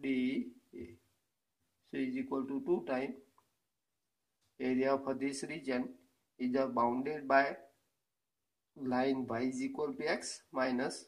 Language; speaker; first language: English; non-native, local second language; Gujarati